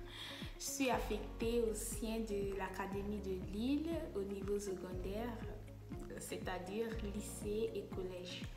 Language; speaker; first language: French; non-native, fluent; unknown